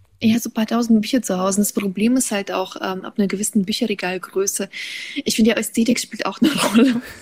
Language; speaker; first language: German; early bilingual, other home language; Russian